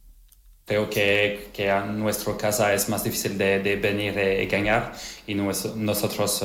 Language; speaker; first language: Spanish; non-native, learner; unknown